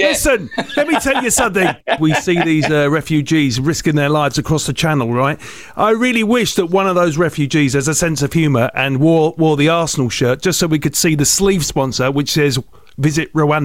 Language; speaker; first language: English; native; English